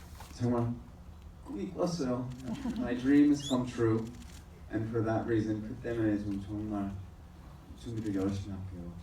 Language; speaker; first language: Korean; early bilingual, heritage; English